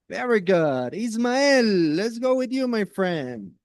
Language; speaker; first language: English; non-native, fluent; Spanish